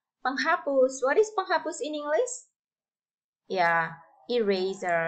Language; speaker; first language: English; non-native, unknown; Indonesian